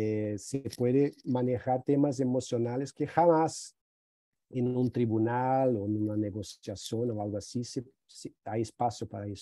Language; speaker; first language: Spanish; non-native, fluent; Portuguese